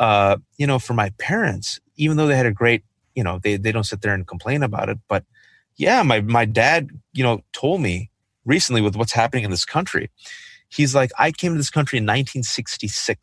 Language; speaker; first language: English; native; English